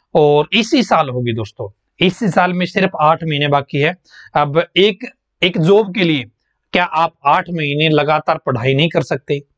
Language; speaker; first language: Hindi; native; Hindi